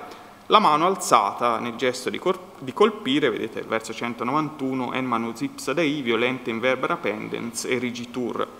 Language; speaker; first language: Italian; native; Italian